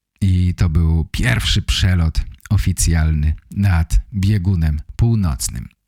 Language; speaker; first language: Polish; native; Polish